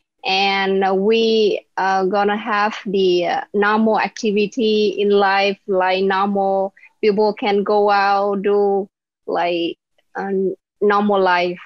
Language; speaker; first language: English; non-native, learner; Vietnamese